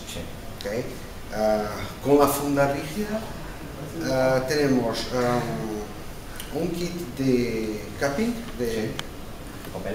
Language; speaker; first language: Spanish; non-native, learner; Portuguese